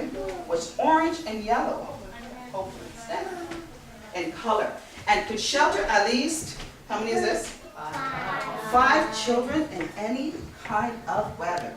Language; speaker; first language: English; early bilingual, other home language; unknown